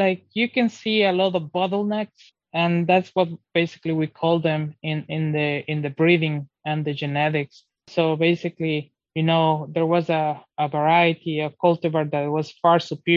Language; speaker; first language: English; non-native, fluent; Spanish